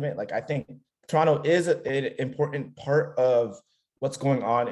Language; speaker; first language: English; native; English